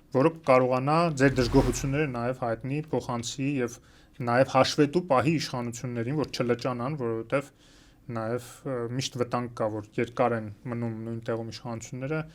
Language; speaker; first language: Armenian; native; Armenian